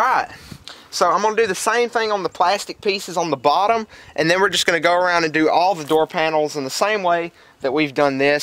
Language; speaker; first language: English; native; English